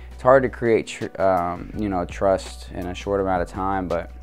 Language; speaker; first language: English; native; English